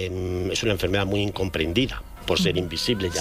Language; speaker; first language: Spanish; native; Spanish